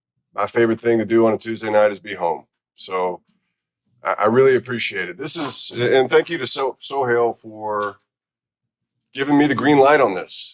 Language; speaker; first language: English; native; English